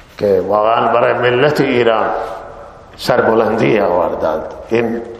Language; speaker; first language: Persian; non-native, local second language; Baluchi